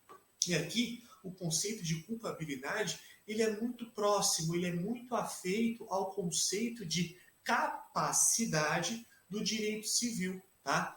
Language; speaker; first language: Portuguese; native; Portuguese